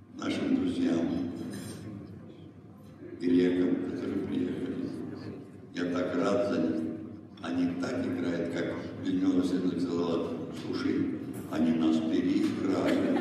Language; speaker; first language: Russian; non-native, learner; Lithuanian